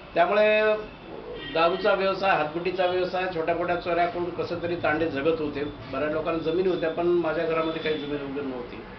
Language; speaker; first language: Marathi; non-native, local second language; Lambadi